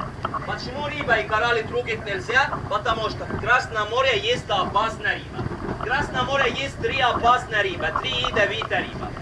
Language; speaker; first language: Russian; non-native, learner; Arabic